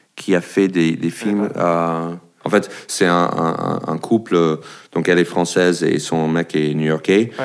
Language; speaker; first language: French; non-native, fluent; English